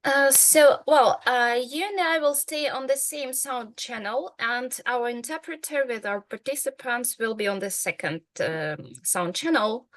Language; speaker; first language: English; non-native, fluent; Ukrainian